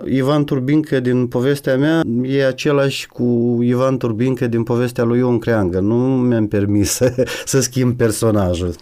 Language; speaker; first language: Romanian; native; Romanian